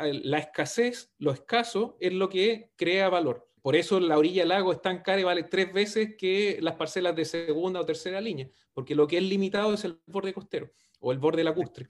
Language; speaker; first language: Spanish; native; Spanish